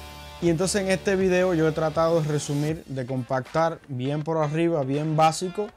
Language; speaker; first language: Spanish; native; Spanish